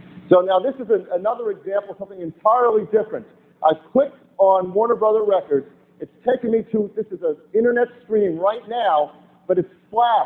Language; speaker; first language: English; native; English